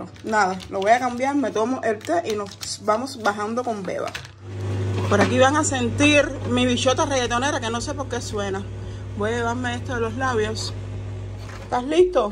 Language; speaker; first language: Spanish; native; Spanish